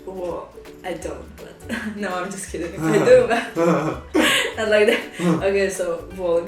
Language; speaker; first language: English; non-native, fluent; Croatian